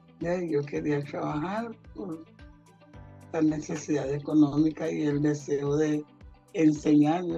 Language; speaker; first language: Spanish; non-native, local second language; Jamaican Creole English